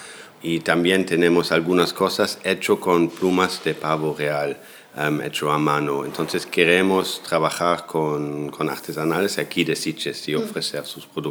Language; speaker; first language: Spanish; non-native, fluent; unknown